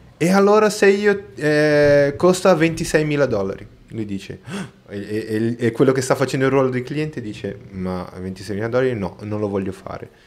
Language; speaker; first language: Italian; non-native, fluent; Portuguese